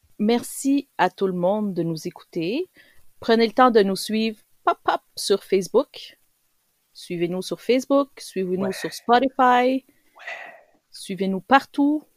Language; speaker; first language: French; early bilingual, other home language; Spanish